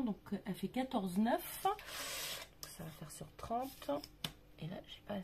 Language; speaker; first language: French; native; French